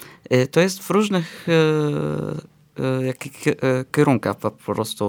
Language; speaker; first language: Polish; non-native, fluent; Arabic